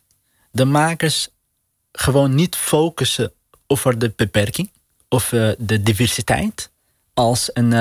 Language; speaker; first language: Dutch; non-native, learner; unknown